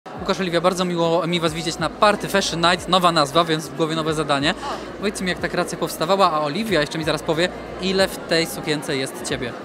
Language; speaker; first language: Polish; native; Polish